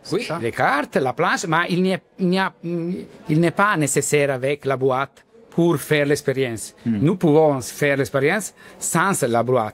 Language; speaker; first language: French; non-native, learner; Italian